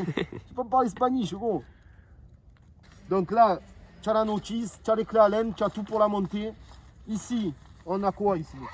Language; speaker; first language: French; native; French